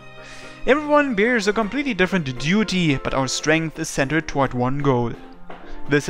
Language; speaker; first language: English; native; English